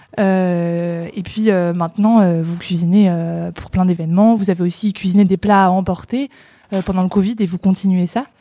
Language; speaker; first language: French; native; French